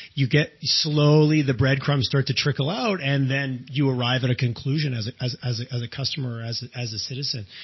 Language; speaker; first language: English; native; English